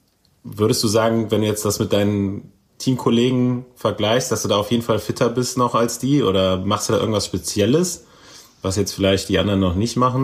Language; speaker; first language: German; native; German